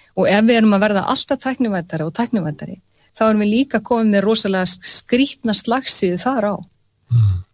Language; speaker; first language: Icelandic; native; Icelandic